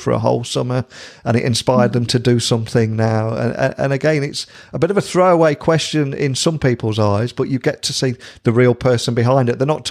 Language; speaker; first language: English; native; English